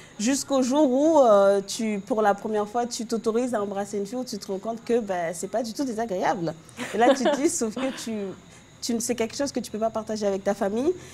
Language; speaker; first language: French; non-native, local second language; Haitian Creole